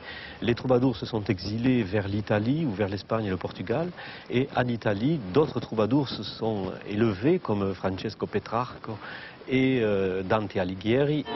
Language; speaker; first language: French; native; French